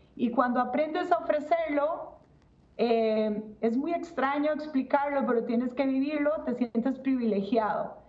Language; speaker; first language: Spanish; native; Spanish